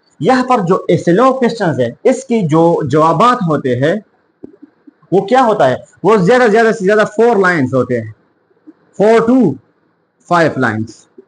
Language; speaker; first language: Urdu; non-native, local second language; Pashto